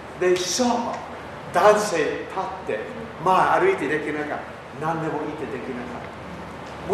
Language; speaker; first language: Japanese; non-native, learner; English